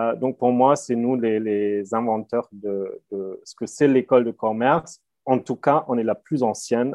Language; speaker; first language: French; non-native, fluent; German